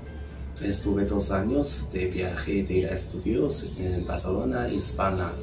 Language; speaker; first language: Spanish; non-native, learner; Chinese